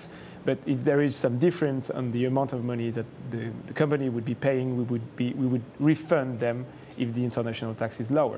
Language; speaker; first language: English; non-native, fluent; French